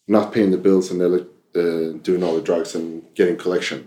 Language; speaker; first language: English; non-native, fluent; Swedish